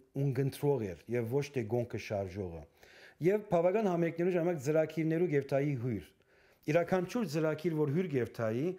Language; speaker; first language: Armenian; early bilingual, heritage; Armenian